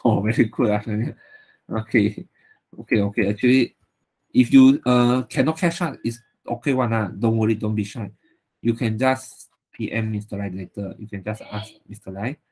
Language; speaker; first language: English; non-native, local second language; Chinese